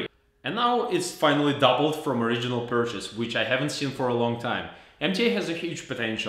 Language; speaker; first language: English; non-native, fluent; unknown